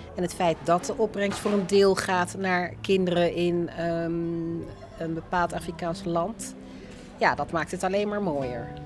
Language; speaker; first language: Dutch; native; Dutch